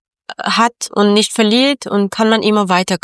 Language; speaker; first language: German; non-native, learner; Persian